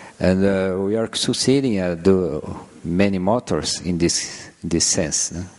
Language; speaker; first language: English; non-native, learner; Portuguese